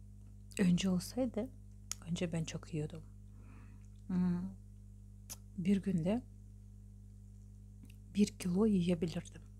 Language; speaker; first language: Turkish; non-native, learner; Russian